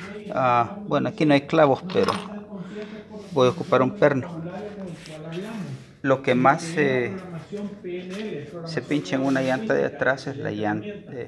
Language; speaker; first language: Spanish; native; Spanish